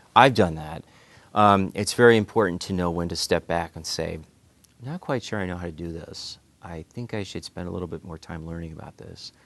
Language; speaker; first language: English; native; English